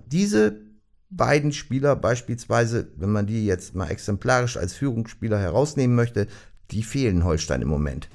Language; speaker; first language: German; native; German